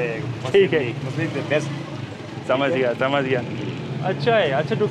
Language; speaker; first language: Hindi; non-native, learner; English